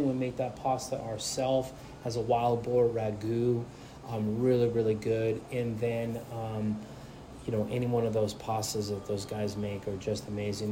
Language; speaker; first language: English; native; English